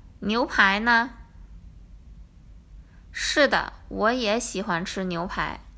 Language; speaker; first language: Chinese; non-native, learner; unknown